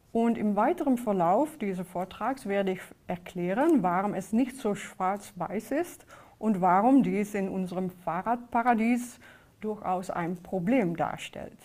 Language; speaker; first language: German; non-native, fluent; Dutch